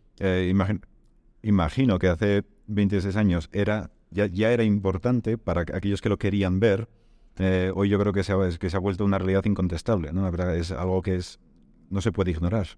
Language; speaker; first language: Spanish; native; Spanish